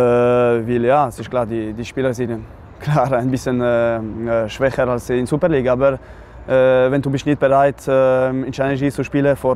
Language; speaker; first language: German; non-native, local second language; French